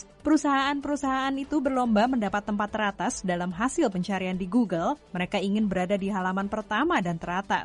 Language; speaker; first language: Indonesian; native; Indonesian